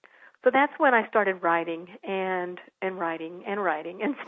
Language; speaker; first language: English; native; English